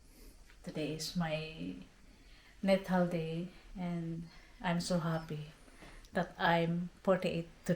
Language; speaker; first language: English; non-native, learner; Cebuano